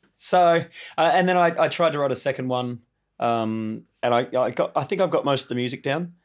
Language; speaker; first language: English; native; English